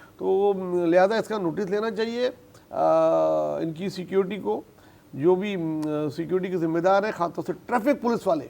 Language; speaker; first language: Urdu; native; Urdu